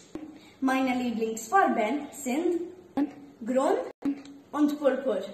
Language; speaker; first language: German; non-native, learner; Maltese